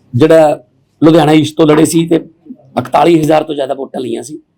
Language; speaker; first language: Hindi; non-native, local second language; Punjabi